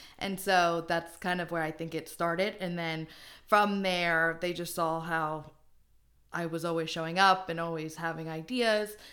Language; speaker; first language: English; native; English